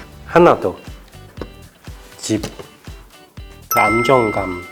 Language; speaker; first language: Korean; non-native, learner; Chinese